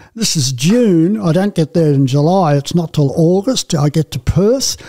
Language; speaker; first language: English; native; English